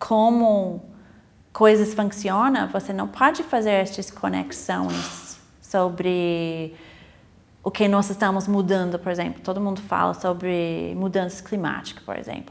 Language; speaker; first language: Portuguese; non-native, fluent; English